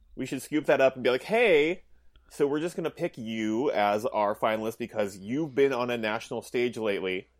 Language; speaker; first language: English; native; English